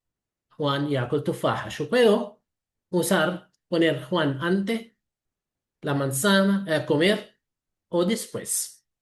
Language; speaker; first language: Spanish; non-native, fluent; Arabic